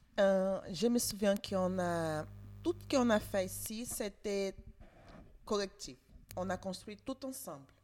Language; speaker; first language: French; non-native, learner; Portuguese